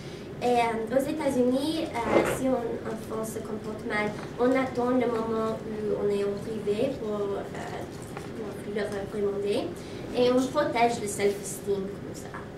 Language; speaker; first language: French; non-native, learner; English